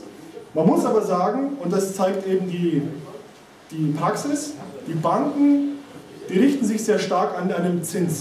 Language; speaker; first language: German; native; German